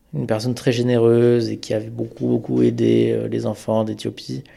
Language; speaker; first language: French; early bilingual, other home language; Amharic